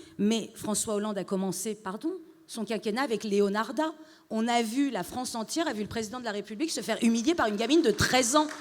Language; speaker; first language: French; early bilingual, other home language; Persian